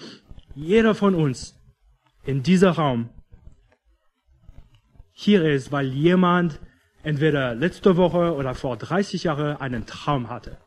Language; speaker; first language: German; non-native, fluent; English